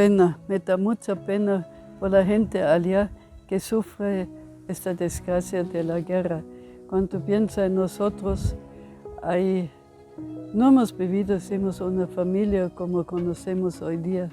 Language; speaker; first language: Spanish; non-native, fluent; German